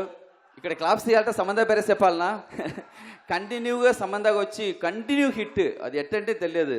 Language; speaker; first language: Telugu; non-native, learner; Tamil